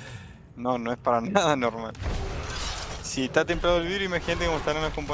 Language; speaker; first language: Spanish; native; Spanish